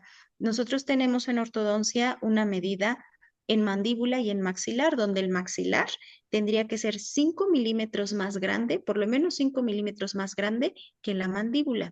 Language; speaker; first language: Spanish; native; Spanish